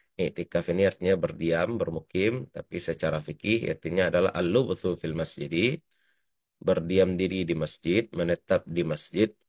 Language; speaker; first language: Indonesian; native; Indonesian